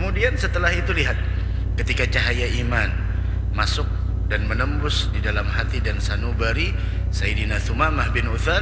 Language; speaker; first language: Indonesian; native; Indonesian